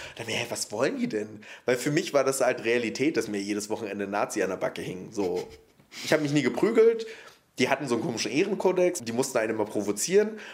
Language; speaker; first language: German; early bilingual, other home language; Polish